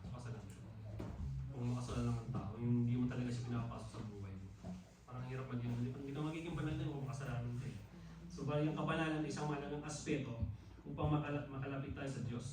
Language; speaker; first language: Filipino; non-native, local second language; Waray